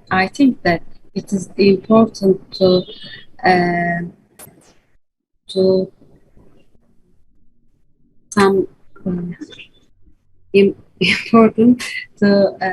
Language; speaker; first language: English; non-native, learner; Turkish